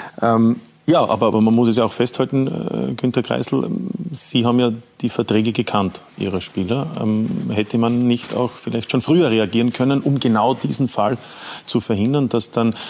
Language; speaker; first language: German; native; German